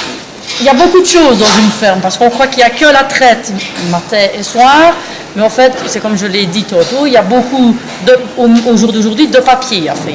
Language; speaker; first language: French; native; French